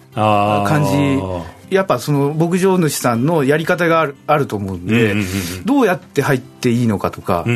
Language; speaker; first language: Japanese; native; Japanese